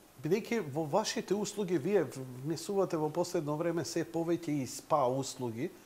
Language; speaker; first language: Macedonian; native; Macedonian